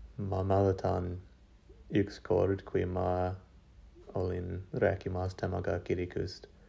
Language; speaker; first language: Estonian; non-native, learner; English